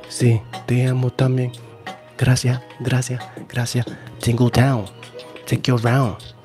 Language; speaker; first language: Spanish; non-native, learner; English